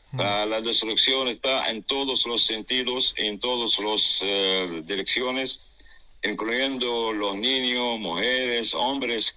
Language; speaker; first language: Spanish; non-native, fluent; Arabic